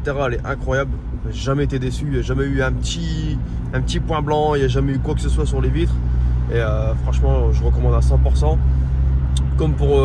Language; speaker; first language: French; native; French